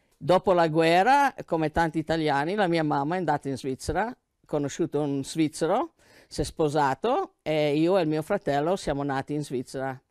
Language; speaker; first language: Italian; early bilingual, heritage; English